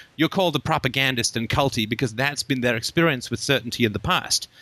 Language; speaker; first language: English; native; English